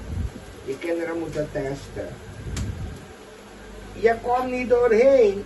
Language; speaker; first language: Dutch; non-native, local second language; Caribbean Hindustani